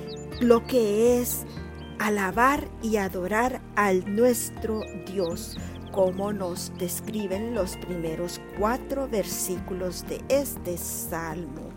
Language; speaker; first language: Spanish; native; Spanish